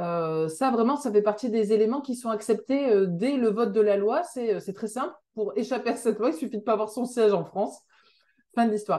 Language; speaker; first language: French; native; French